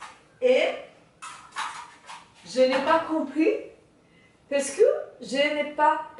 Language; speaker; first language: French; non-native, learner; Portuguese